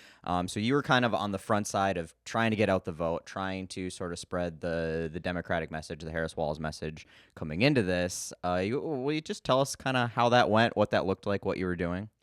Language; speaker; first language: English; native; English